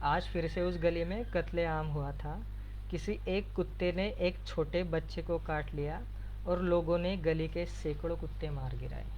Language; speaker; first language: Hindi; non-native, local second language; Marathi